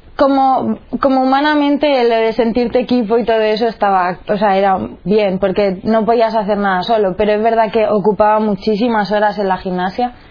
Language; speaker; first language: Spanish; native; Spanish